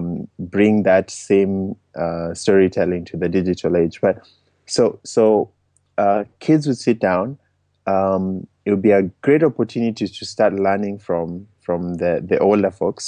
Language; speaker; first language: English; non-native, local second language; Luo (Kenya and Tanzania)